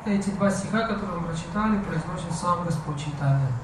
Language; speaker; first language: Russian; native; Russian